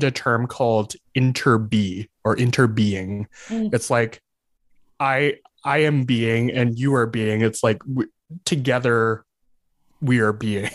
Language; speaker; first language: English; native; English